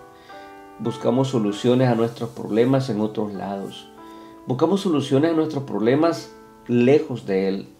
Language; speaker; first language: Spanish; native; Spanish